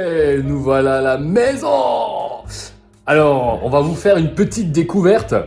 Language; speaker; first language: French; native; French